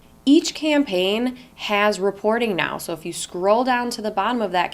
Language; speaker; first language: English; native; English